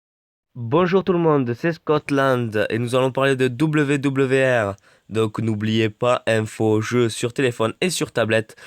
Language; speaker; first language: French; native; French